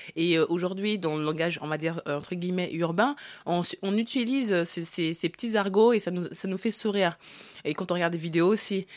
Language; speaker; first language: French; early bilingual, other home language; Lingala